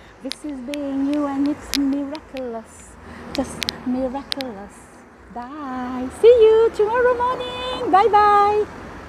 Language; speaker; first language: English; non-native, learner; French